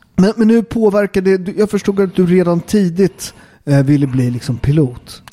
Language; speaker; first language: Swedish; native; Swedish